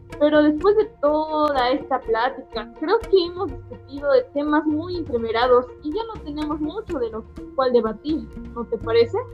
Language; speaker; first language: Spanish; native; Spanish